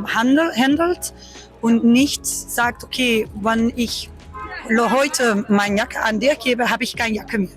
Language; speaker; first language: German; non-native, learner; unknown